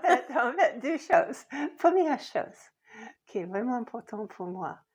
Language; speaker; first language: French; non-native, fluent; English